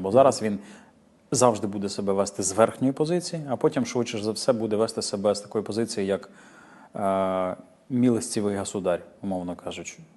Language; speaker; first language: Ukrainian; native; Ukrainian